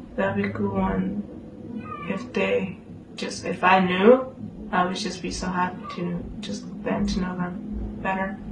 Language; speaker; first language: English; early bilingual, other home language; Spanish